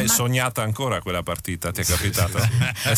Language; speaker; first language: Italian; native; Italian